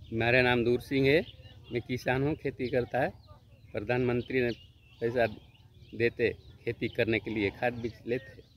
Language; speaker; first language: Hindi; native; Hindi